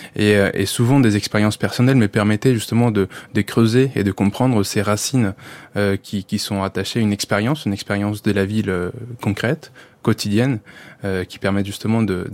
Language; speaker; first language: French; non-native, fluent; Spanish